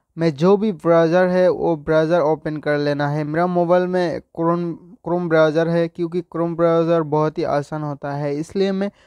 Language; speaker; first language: Hindi; non-native, local second language; Assamese